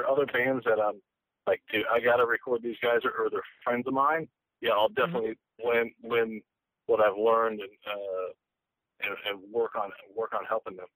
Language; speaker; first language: English; native; English